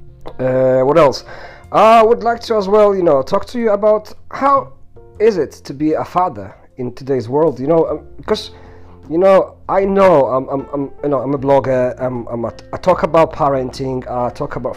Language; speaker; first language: English; non-native, fluent; Polish